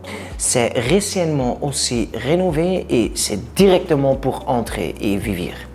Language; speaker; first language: French; non-native, learner; Spanish